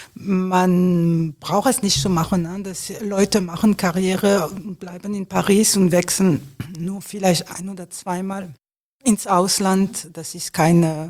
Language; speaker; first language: German; non-native, fluent; French